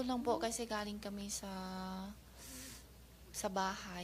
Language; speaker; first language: Filipino; non-native, learner; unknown